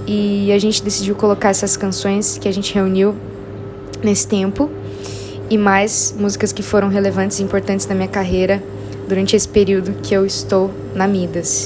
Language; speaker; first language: Portuguese; native; Portuguese